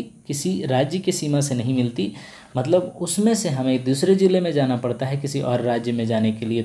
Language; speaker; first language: Hindi; native; Hindi